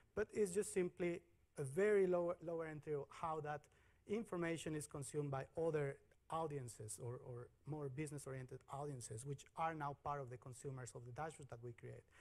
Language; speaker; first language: English; non-native, fluent; Spanish